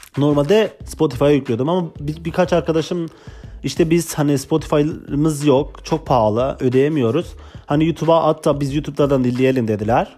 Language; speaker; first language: Turkish; non-native, local second language; Kurdish